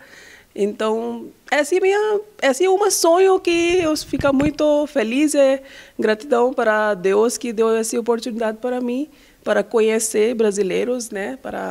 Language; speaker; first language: Portuguese; non-native, learner; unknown